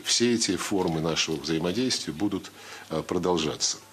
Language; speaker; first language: Russian; native; Russian